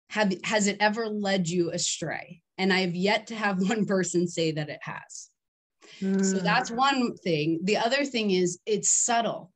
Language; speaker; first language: English; native; English